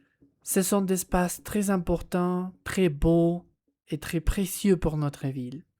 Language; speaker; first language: French; non-native, learner; Spanish